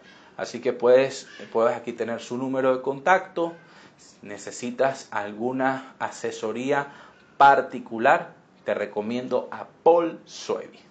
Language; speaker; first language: Spanish; native; Spanish